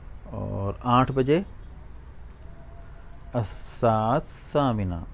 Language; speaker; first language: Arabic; non-native, fluent; Urdu